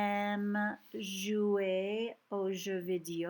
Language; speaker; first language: French; non-native, fluent; English